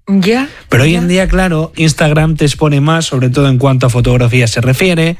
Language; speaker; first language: Spanish; native; Spanish